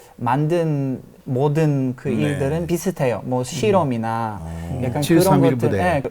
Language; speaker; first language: Korean; non-native, fluent; Polish